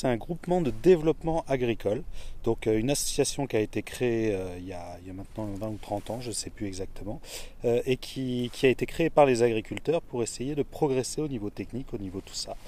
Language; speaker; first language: French; native; French